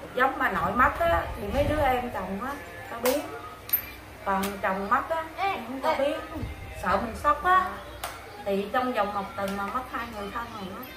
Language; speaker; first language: Vietnamese; non-native, local second language; Khmer